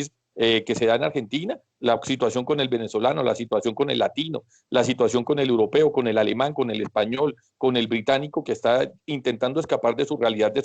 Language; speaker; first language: Spanish; native; Spanish